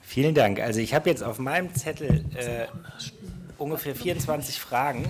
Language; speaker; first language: German; native; German